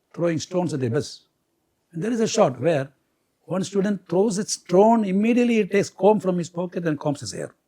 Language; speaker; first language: English; non-native, local second language; Malayalam